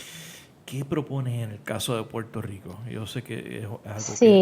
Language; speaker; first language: Spanish; native; Spanish